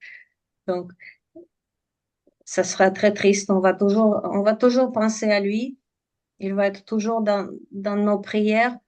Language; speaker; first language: French; non-native, fluent; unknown